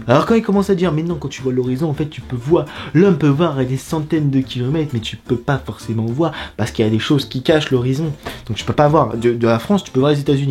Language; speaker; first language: French; native; French